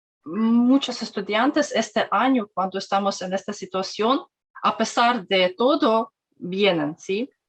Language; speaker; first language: Spanish; non-native, learner; Russian